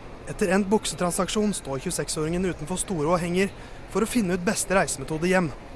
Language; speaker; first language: Norwegian; native; Norwegian